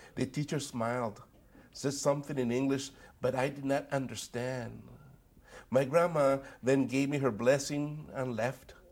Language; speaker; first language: English; early bilingual, other home language; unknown